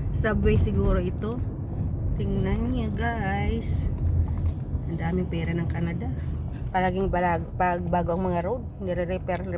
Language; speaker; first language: Filipino; non-native, local second language; Hiligaynon